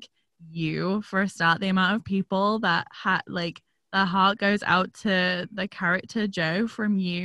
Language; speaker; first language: English; native; English